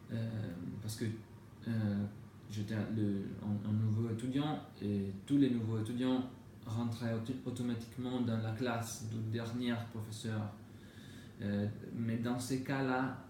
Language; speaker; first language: French; non-native, learner; Italian